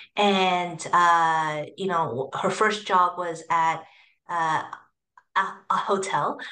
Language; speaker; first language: English; early bilingual, other home language; Cantonese